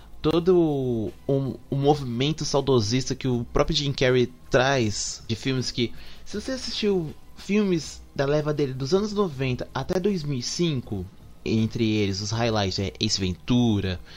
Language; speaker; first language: Portuguese; native; Portuguese